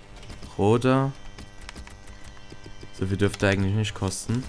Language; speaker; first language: German; native; German